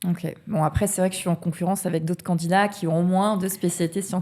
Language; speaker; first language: French; native; French